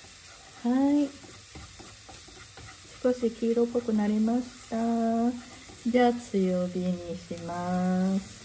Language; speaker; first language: Japanese; non-native, learner; Chinese